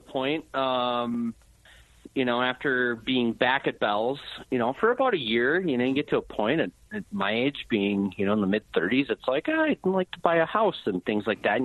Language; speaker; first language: English; native; English